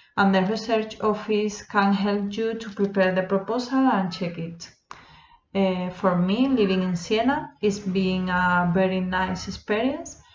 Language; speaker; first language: English; non-native, fluent; Spanish